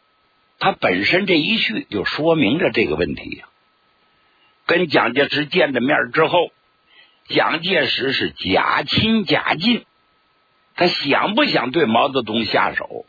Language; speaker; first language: Chinese; native; Chinese